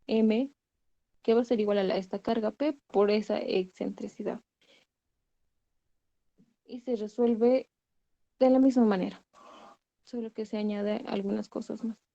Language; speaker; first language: Spanish; native; Spanish